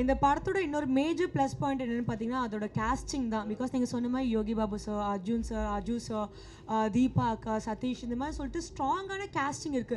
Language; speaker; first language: Tamil; native; Tamil